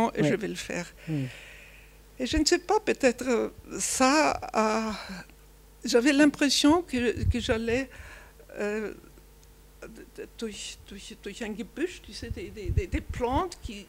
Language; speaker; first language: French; non-native, fluent; German